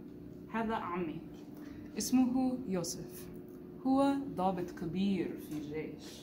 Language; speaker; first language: Arabic; non-native, learner; English